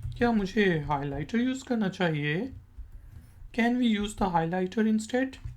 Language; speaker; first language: Urdu; native; Urdu